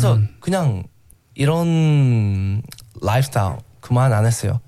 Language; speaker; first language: Korean; non-native, learner; English